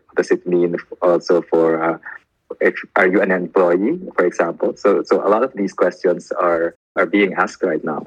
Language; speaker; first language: English; non-native, local second language; Filipino